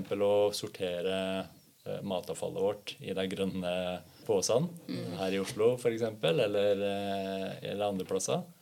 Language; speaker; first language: Norwegian; native; Norwegian